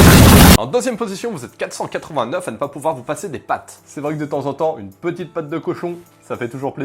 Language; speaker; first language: French; native; French